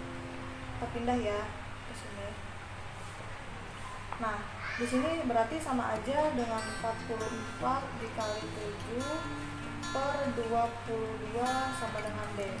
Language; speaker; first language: Indonesian; native; Indonesian